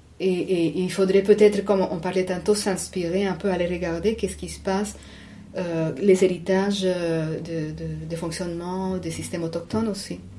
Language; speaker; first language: French; non-native, fluent; Spanish